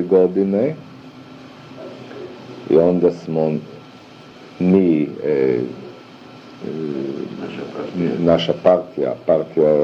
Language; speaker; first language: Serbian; early bilingual, other home language; German